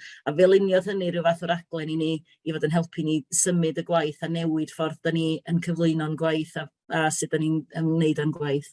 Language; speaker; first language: Welsh; native; Welsh